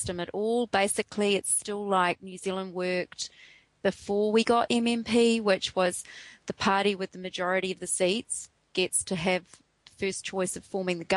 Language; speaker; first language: English; native; English